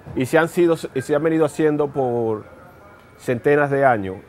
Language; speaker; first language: Spanish; native; Spanish